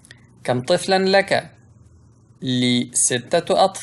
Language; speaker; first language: Arabic; non-native, local second language; Pashto